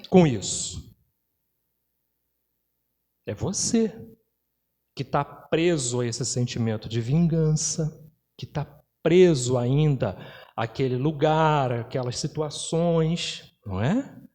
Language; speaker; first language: Portuguese; native; Portuguese